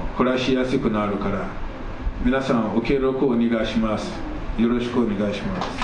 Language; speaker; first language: Japanese; non-native, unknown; Akan